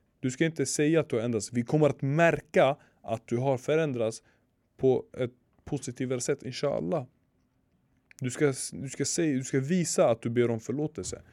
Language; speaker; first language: Swedish; early bilingual, other home language; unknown